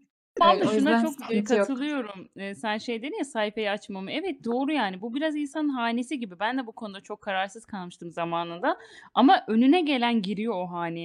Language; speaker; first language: Turkish; native; Turkish